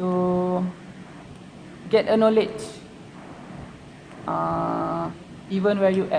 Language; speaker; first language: English; non-native, learner; Malay